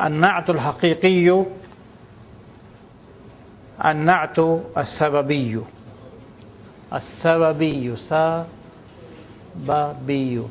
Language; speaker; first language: Arabic; non-native, fluent; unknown